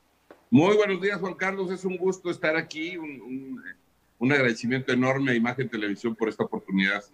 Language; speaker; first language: Spanish; native; Spanish